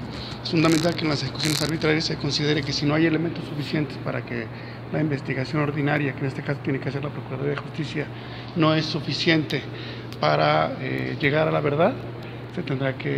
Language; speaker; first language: Spanish; native; Spanish